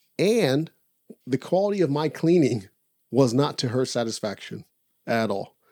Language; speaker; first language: English; native; English